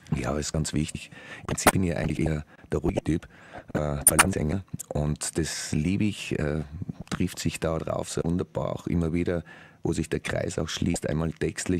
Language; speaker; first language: German; native; German